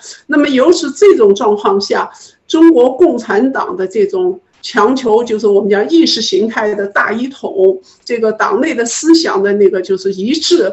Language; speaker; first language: Chinese; native; Chinese